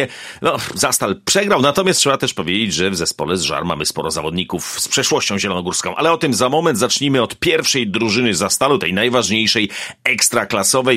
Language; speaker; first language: Polish; native; Polish